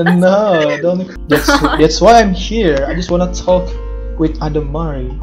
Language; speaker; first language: English; non-native, learner; Indonesian